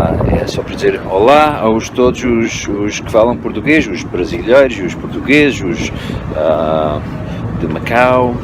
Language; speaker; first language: Portuguese; early bilingual, heritage; Portuguese